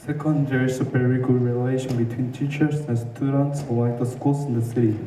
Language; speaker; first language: English; non-native, fluent; Korean